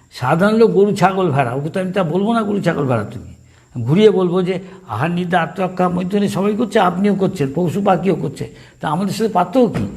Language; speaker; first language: Bangla; native; Bangla